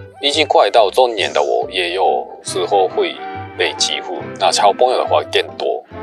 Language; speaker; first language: Chinese; non-native, fluent; Japanese